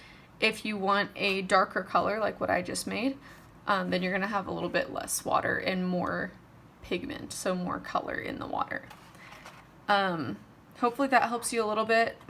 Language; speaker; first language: English; native; English